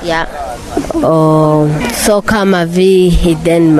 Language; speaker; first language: Danish; non-native, local second language; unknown